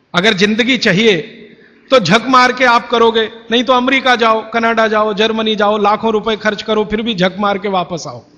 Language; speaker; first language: Hindi; native; Hindi